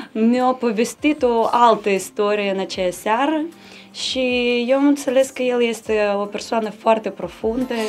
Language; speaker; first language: Romanian; non-native, local second language; Russian